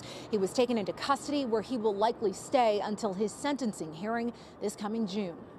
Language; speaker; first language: English; native; English